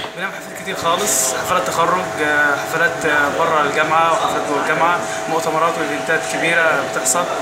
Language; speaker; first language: Egyptian Arabic; native; Egyptian Arabic